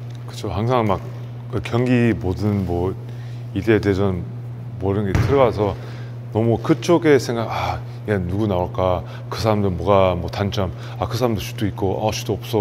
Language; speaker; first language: Korean; non-native, learner; English